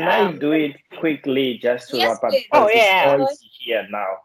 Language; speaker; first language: English; non-native, fluent; Portuguese